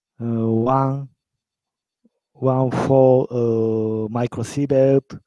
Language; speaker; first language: English; non-native, learner; Japanese